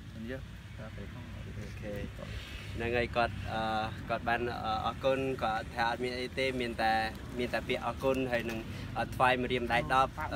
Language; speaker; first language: Khmer; non-native, local second language; Jarai